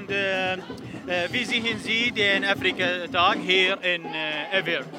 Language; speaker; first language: German; non-native, learner; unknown